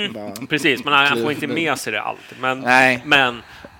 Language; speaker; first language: Swedish; native; Swedish